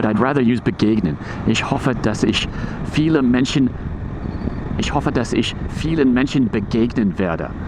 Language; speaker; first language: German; non-native, fluent; English